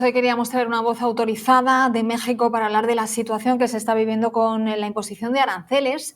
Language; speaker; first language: Spanish; native; Spanish